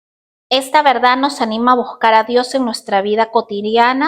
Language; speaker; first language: Spanish; native; Spanish